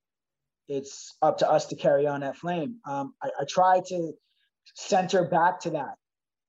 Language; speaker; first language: English; native; English